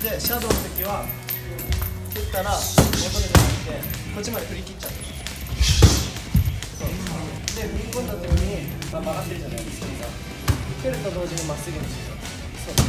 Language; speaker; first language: Japanese; native; Japanese